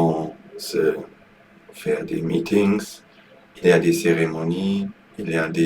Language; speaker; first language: French; non-native, learner; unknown